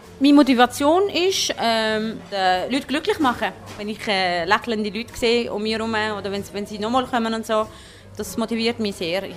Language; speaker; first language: German; non-native, fluent; Turkish